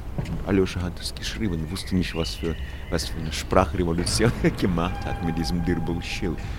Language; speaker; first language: German; non-native, fluent; Russian